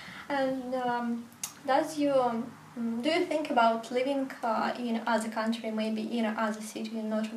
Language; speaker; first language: English; non-native, learner; Russian